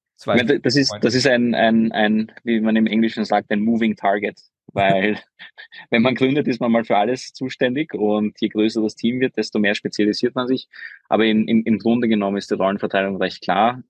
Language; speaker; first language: German; early bilingual, other home language; Hungarian